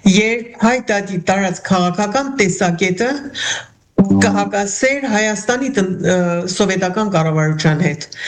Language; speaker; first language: Armenian; early bilingual, heritage; Armenian